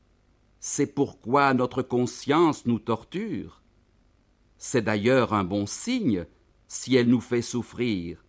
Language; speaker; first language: French; native; French